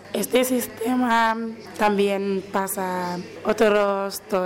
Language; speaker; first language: Spanish; non-native, learner; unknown